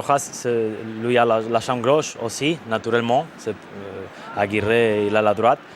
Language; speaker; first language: French; non-native, fluent; Spanish